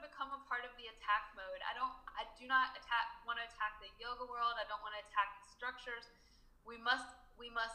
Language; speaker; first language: English; native; English